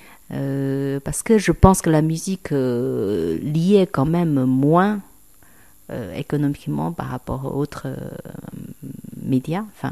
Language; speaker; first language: French; non-native, fluent; Chinese